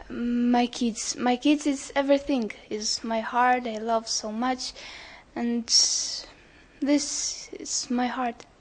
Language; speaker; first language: English; non-native, learner; Albanian